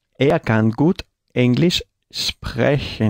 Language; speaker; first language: German; non-native, learner; Spanish